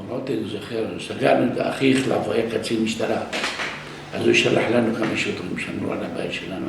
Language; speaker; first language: Hebrew; non-native, local second language; Arabic